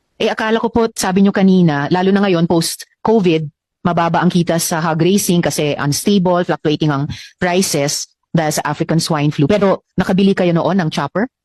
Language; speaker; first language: Filipino; native; Filipino